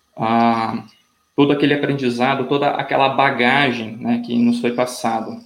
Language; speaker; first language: Portuguese; native; Portuguese